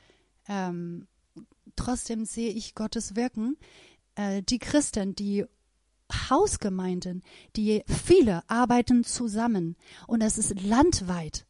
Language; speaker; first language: German; non-native, fluent; Persian